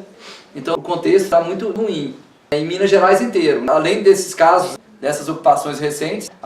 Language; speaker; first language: Portuguese; native; Portuguese